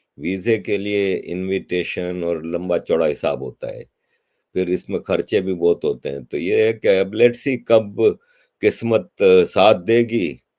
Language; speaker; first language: Urdu; native; Urdu